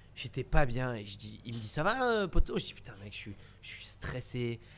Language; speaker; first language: French; native; French